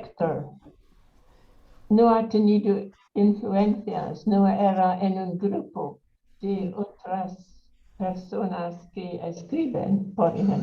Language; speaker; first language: Spanish; non-native, learner; English